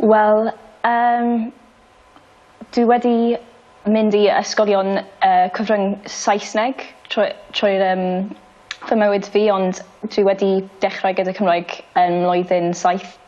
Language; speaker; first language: Welsh; non-native, local second language; English